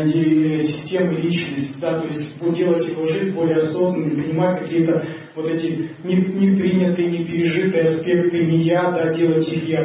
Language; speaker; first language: Russian; native; Russian